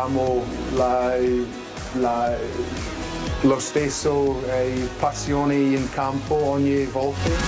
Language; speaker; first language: Italian; non-native, learner; English